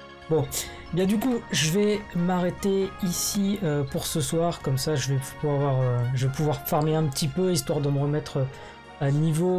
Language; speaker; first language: French; native; French